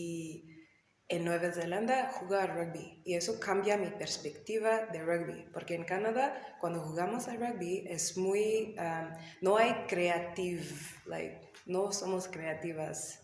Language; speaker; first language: Spanish; non-native, learner; English